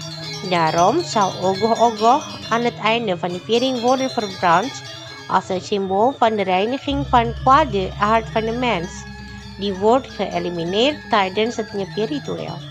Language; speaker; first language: Dutch; non-native, fluent; Indonesian